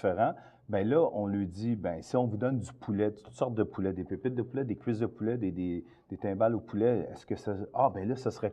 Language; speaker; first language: French; native; French